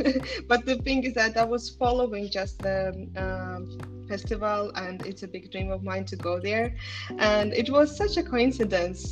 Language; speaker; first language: English; non-native, fluent; Estonian